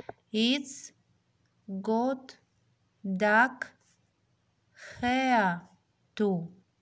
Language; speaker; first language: English; non-native, fluent; Russian